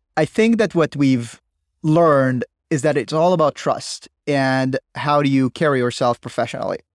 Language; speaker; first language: English; non-native, fluent; Hebrew